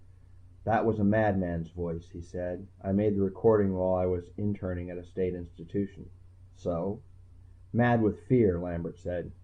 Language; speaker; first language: English; native; English